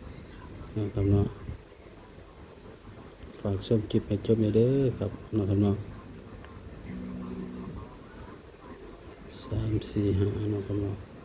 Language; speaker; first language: Thai; non-native, local second language; Lao